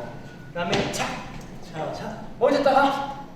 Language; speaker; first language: Korean; native; Korean